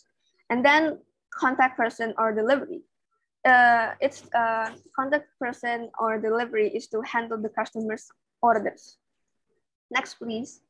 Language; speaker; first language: English; non-native, learner; Indonesian